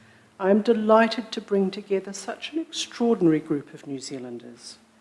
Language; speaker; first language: English; native; English